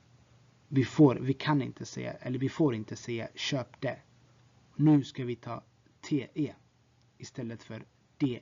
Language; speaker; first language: Swedish; non-native, fluent; Tigrinya